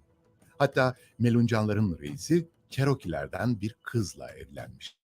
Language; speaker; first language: Turkish; native; Turkish